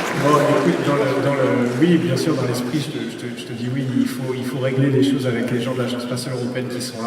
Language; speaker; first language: French; native; French